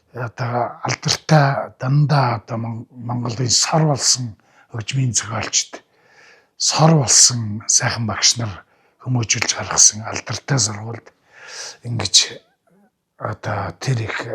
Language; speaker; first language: Mongolian; native; Mongolian